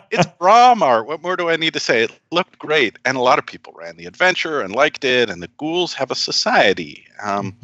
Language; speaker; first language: English; native; English